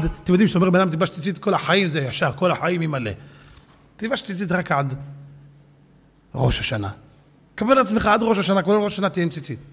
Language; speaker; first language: Hebrew; native; Hebrew